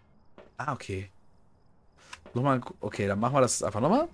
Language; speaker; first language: German; native; German